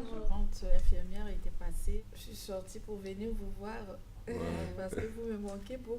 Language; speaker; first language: French; non-native, learner; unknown